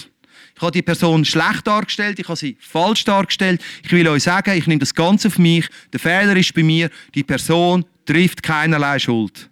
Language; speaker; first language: German; native; German